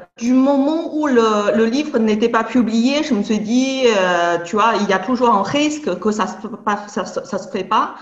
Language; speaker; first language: French; non-native, fluent; Chinese